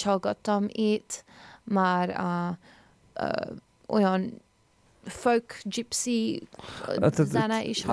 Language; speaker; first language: Hungarian; early bilingual, heritage; English